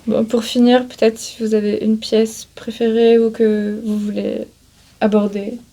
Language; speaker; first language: French; native; French